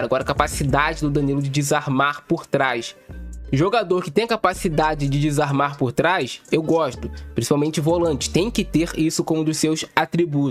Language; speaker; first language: Portuguese; native; Portuguese